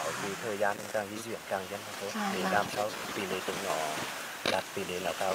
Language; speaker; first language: Vietnamese; native; Vietnamese